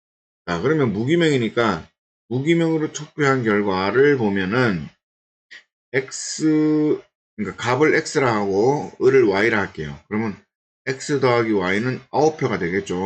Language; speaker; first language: Korean; native; Korean